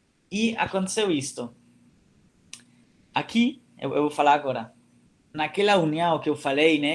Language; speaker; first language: Portuguese; non-native, fluent; Catalan